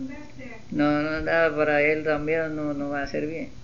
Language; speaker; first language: Portuguese; non-native, learner; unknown